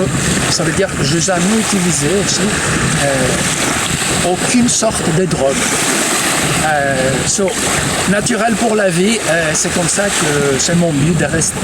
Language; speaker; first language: French; non-native, fluent; Greek